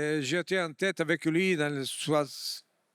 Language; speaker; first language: French; non-native, fluent; Italian